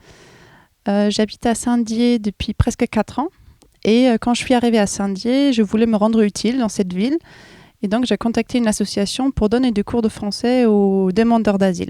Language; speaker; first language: French; non-native, fluent; German